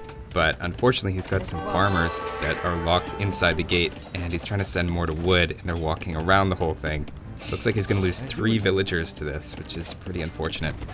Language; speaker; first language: English; native; English